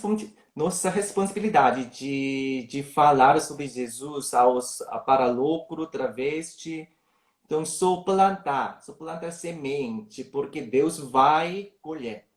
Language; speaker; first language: Portuguese; non-native, learner; Korean